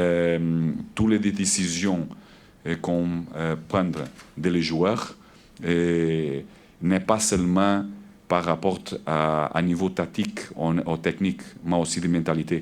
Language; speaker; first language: French; non-native, learner; Portuguese